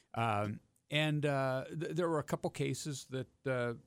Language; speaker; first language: English; native; English